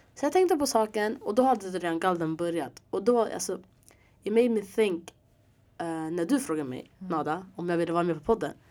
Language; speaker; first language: Swedish; early bilingual, other home language; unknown